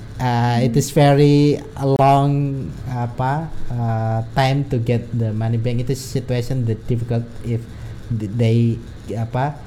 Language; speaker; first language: English; non-native, learner; Indonesian